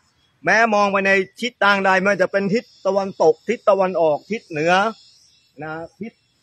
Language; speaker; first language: Thai; native; Thai